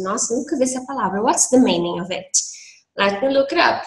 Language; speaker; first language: English; non-native, fluent; Portuguese